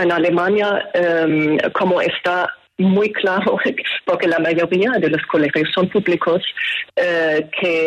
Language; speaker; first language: Spanish; non-native, fluent; German